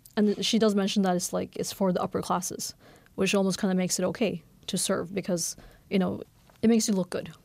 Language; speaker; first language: English; non-native, fluent; Norwegian